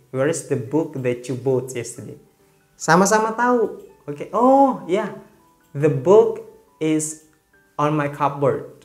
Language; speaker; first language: English; non-native, fluent; Indonesian